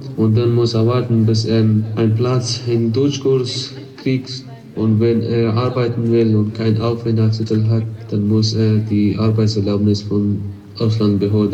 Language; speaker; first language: German; non-native, fluent; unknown